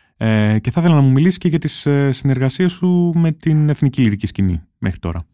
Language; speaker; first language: Greek; native; Greek